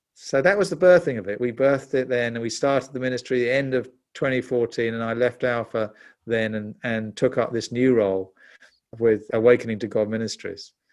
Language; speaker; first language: English; native; English